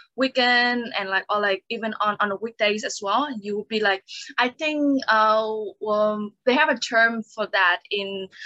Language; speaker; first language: English; non-native, fluent; Vietnamese